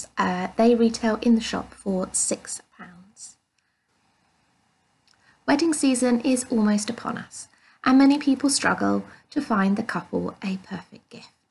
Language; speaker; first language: English; native; English